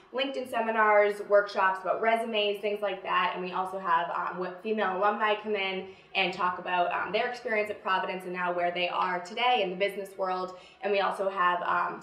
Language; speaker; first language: English; native; English